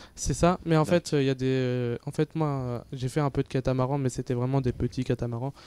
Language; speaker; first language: French; native; French